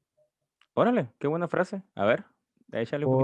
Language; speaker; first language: Spanish; native; Spanish